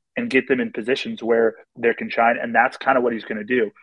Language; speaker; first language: English; native; English